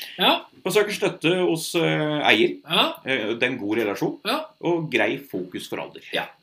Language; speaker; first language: Norwegian; native; Norwegian